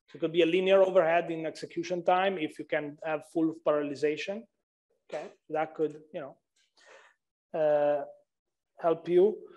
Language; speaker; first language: English; non-native, fluent; Italian